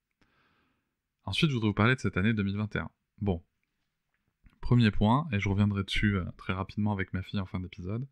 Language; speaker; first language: French; native; French